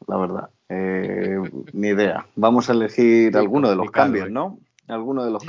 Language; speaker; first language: Spanish; native; Spanish